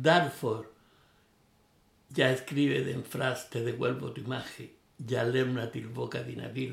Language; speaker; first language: Swedish; non-native, learner; Spanish